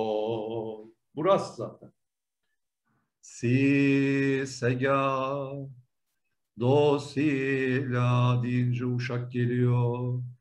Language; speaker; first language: Turkish; native; Turkish